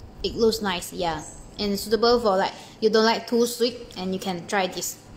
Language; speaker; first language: English; non-native, local second language; Chinese